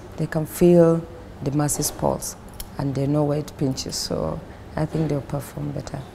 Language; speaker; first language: English; non-native, local second language; Fula